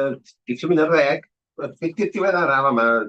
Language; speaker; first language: Welsh; native; Welsh